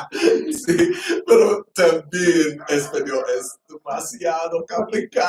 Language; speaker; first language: Spanish; non-native, learner; English